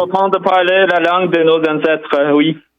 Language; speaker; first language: French; early bilingual, heritage; English